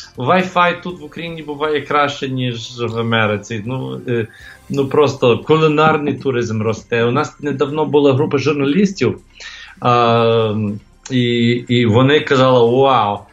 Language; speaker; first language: Ukrainian; early bilingual, heritage; English